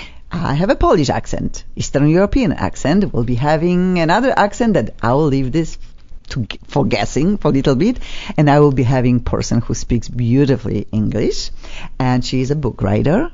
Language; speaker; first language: English; non-native, fluent; Polish